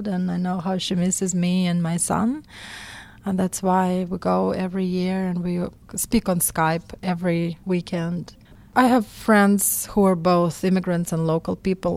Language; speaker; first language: English; non-native, fluent; Russian